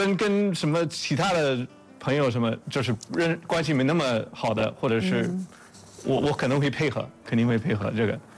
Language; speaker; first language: Chinese; non-native, fluent; English